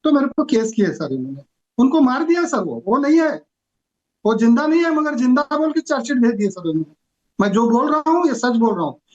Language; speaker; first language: Hindi; non-native, local second language; Marathi